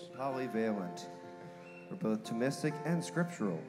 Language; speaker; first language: English; native; English